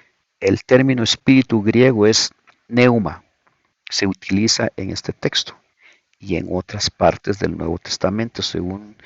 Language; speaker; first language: Spanish; native; Spanish